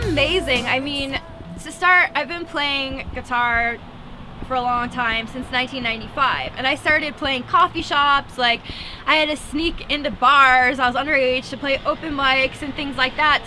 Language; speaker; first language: English; native; English